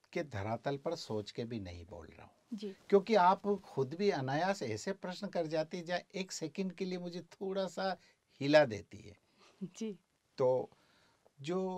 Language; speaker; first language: Hindi; native; Hindi